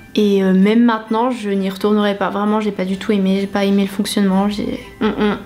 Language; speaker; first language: French; native; French